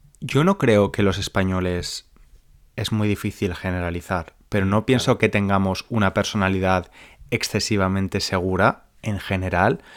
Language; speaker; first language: Spanish; native; Spanish